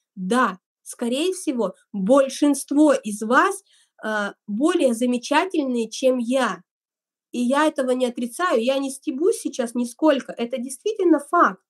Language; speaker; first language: Russian; native; Russian